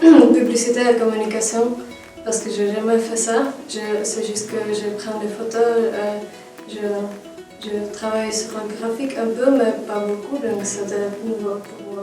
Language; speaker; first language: French; non-native, fluent; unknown